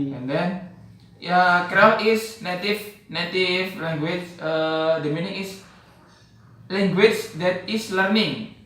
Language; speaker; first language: English; non-native, learner; Javanese